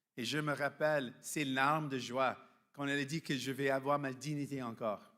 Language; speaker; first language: French; non-native, fluent; English